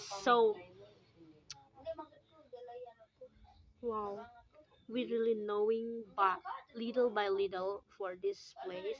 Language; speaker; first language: English; non-native, local second language; Indonesian